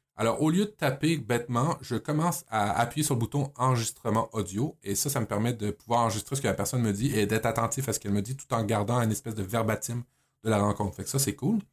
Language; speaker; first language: French; native; French